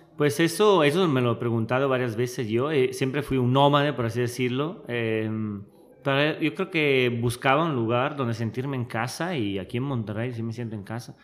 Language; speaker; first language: Spanish; non-native, fluent; Italian